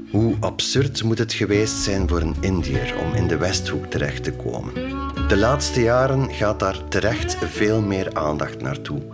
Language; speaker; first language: Dutch; native; Dutch